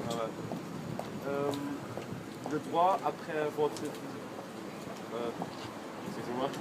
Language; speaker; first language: French; non-native, learner; Dutch